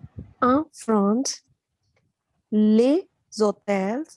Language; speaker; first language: French; non-native, learner; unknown